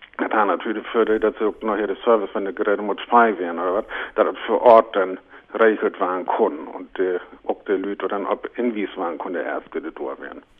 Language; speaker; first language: German; native; German